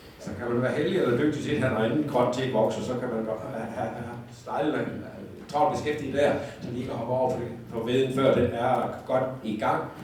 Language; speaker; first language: Danish; native; Danish